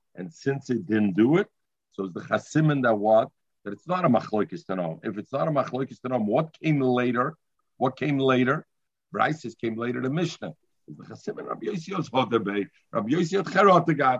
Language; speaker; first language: English; native; English